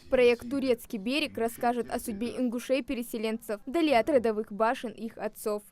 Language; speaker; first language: Russian; non-native, local second language; Ingush